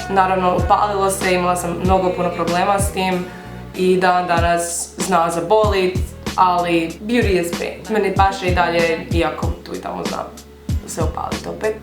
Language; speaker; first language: Bosnian; early bilingual, heritage; Croatian